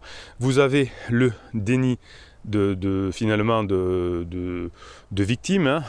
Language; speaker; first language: French; native; French